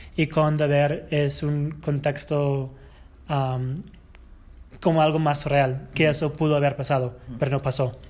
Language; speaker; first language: Spanish; non-native, fluent; English